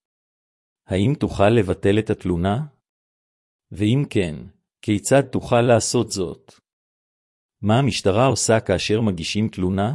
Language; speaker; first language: Hebrew; native; Hebrew